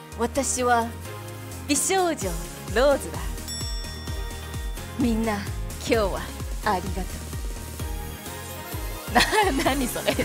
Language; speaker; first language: Japanese; non-native, fluent; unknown